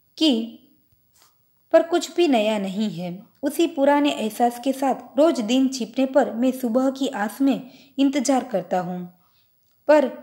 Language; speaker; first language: Hindi; non-native, local second language; Gujarati